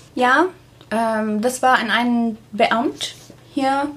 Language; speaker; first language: German; non-native, fluent; Arabic